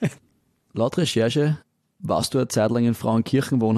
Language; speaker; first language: German; native; German